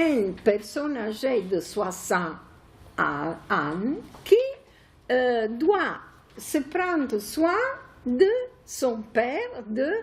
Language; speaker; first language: French; non-native, fluent; Italian